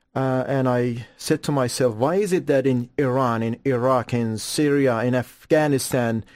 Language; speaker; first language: English; non-native, fluent; Persian